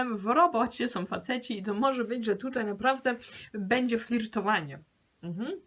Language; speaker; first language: Polish; early bilingual, heritage; Polish